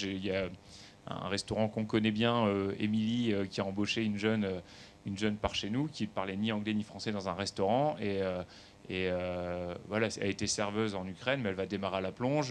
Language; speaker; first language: French; native; French